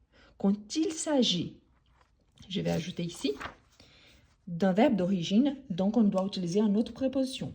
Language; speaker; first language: French; non-native, fluent; Portuguese